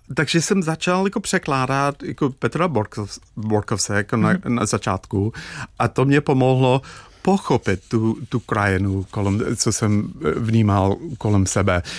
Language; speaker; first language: Czech; non-native, fluent; English